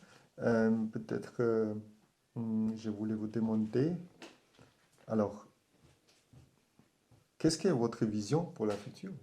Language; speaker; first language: French; non-native, learner; German